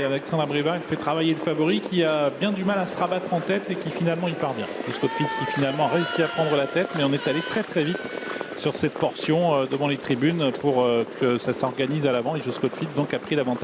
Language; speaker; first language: French; native; French